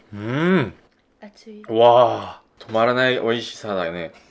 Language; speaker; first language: Japanese; non-native, fluent; Korean